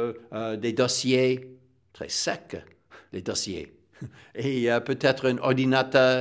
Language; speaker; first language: French; non-native, fluent; English